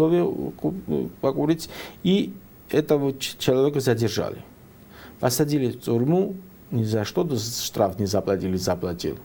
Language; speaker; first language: Russian; non-native, fluent; Georgian